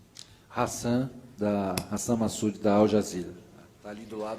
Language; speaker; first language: Portuguese; native; Portuguese